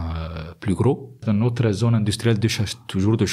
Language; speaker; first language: French; non-native, fluent; Italian